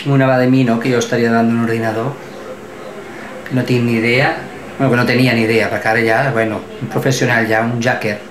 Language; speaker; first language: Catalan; non-native, local second language; Spanish